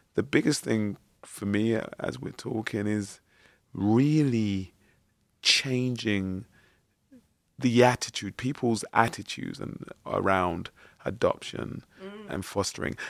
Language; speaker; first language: English; native; English